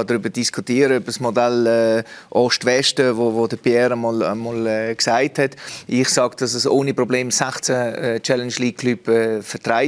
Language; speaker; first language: German; native; German